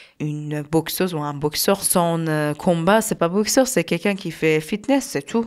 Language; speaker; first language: French; non-native, learner; Persian